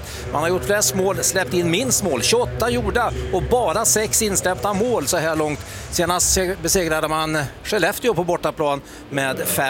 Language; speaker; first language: Swedish; native; Swedish